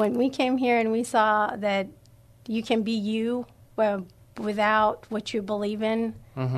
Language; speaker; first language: English; non-native, fluent; Persian